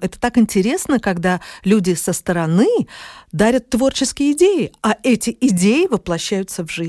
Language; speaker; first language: Russian; native; Russian